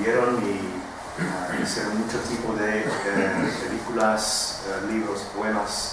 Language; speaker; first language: Spanish; non-native, fluent; English